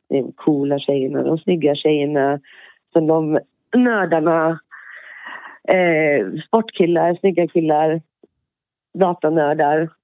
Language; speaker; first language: Swedish; native; Swedish